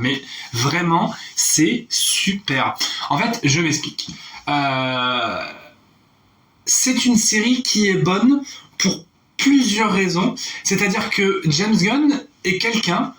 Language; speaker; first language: French; native; French